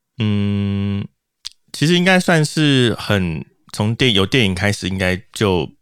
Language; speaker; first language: Chinese; native; Chinese